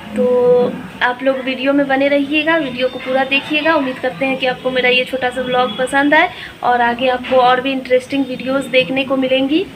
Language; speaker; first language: Hindi; native; Hindi